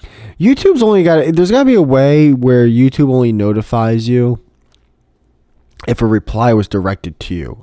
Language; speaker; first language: English; native; English